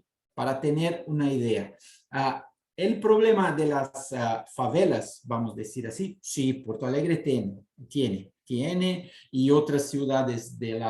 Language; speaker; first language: Spanish; non-native, fluent; Portuguese